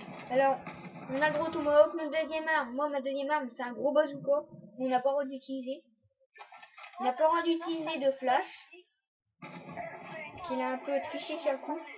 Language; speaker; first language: French; native; French